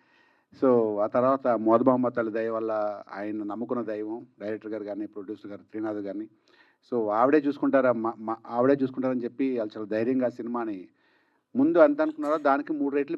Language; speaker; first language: Telugu; native; Telugu